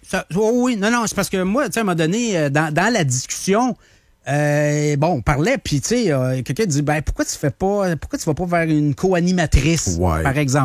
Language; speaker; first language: French; native; French